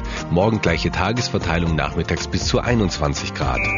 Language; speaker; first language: German; native; German